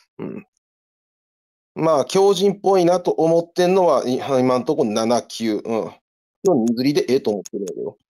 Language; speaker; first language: Japanese; native; Japanese